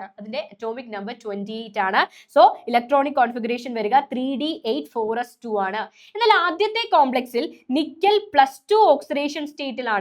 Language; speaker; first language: Malayalam; native; Malayalam